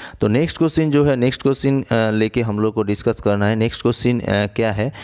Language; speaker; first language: Hindi; native; Hindi